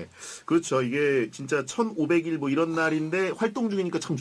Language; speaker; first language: Korean; native; Korean